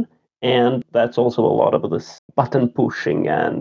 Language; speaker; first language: English; non-native, fluent; Latvian